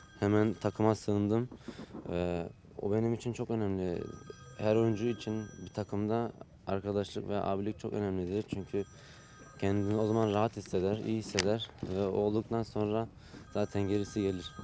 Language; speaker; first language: Turkish; early bilingual, heritage; Turkish